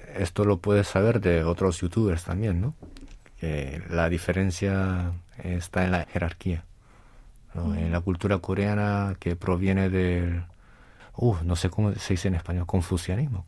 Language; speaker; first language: Spanish; native; Spanish